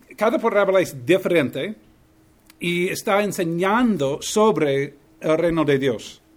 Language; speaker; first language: Spanish; non-native, fluent; English